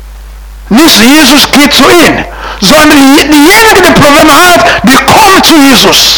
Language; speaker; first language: German; non-native, fluent; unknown